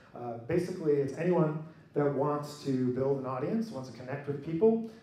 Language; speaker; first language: English; native; English